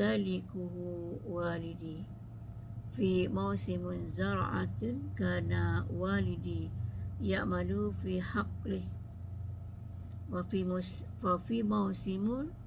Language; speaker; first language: Arabic; non-native, learner; Malay